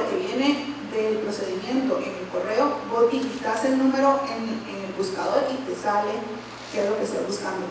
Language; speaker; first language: Spanish; native; Spanish